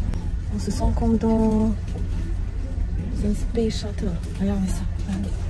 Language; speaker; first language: French; non-native, learner; Croatian